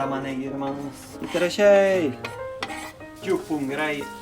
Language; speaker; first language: Japanese; non-native, learner; Serbian